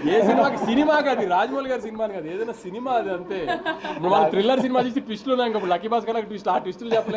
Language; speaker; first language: Telugu; native; Telugu